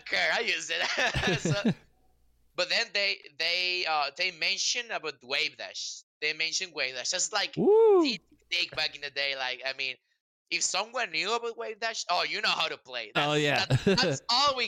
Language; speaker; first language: English; non-native, fluent; Spanish